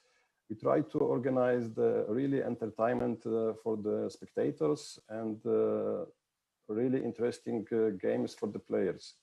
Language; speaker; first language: English; non-native, fluent; Polish